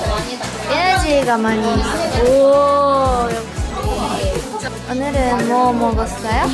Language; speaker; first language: Korean; non-native, learner; Japanese